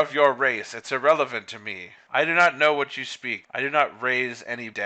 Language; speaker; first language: English; native; English